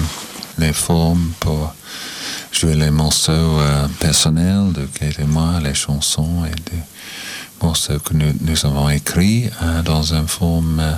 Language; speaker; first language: French; non-native, learner; English